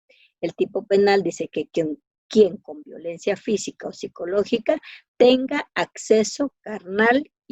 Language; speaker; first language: Spanish; native; Spanish